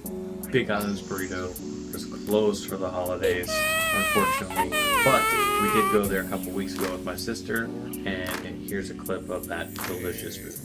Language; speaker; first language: English; native; English